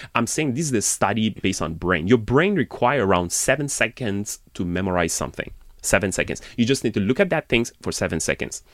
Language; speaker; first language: English; non-native, fluent; Persian